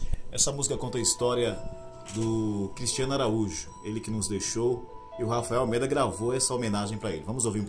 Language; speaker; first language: Portuguese; native; Portuguese